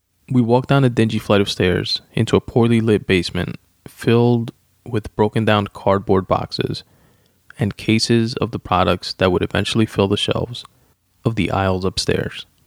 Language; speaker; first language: English; early bilingual, other home language; Spanish